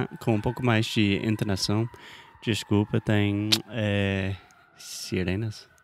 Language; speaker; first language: Portuguese; non-native, fluent; English